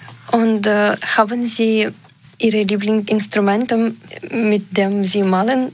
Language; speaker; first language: German; non-native, learner; Ukrainian